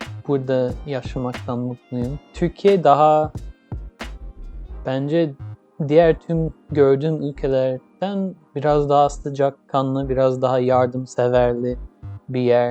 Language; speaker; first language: Turkish; early bilingual, heritage; English